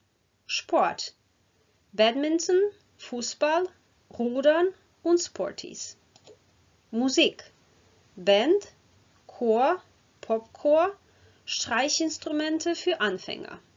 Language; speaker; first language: German; non-native, fluent; Croatian